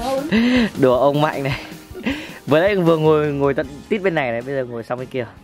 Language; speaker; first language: Vietnamese; native; Vietnamese